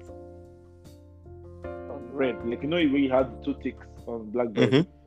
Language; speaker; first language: English; non-native, local second language; Yoruba